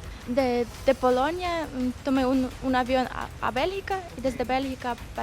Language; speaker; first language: Spanish; non-native, fluent; Ukrainian